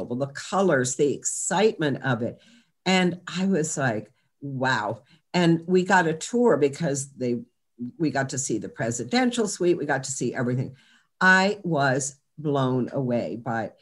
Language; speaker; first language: English; native; English